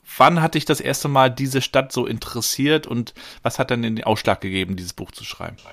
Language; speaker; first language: German; native; German